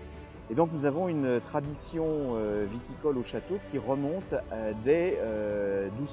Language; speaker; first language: French; native; French